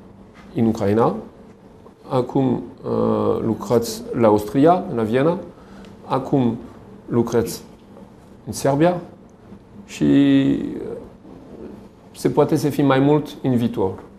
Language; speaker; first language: Romanian; non-native, learner; French